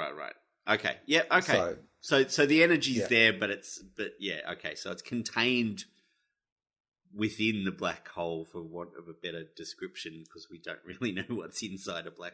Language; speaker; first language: English; native; English